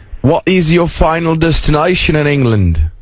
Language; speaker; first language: English; non-native, fluent; Lithuanian